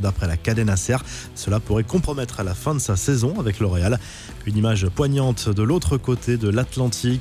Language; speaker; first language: French; native; French